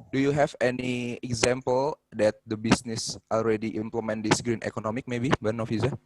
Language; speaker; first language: English; non-native, fluent; Indonesian